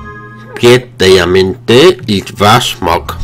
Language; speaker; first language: Polish; non-native, learner; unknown